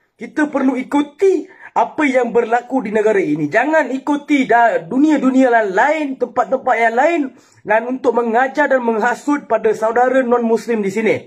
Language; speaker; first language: Malay; non-native, local second language; Tamil